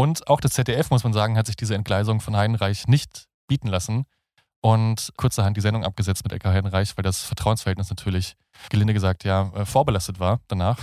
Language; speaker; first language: German; native; German